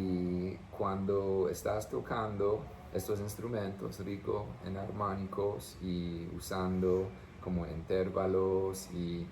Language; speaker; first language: Spanish; non-native, fluent; English